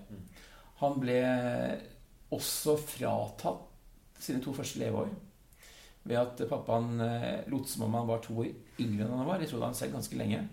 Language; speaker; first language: Norwegian; early bilingual, other home language; Dutch